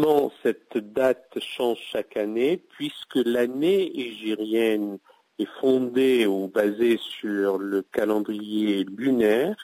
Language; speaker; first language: French; non-native, local second language; Arabic